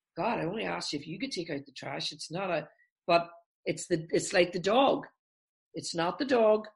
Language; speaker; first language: English; native; English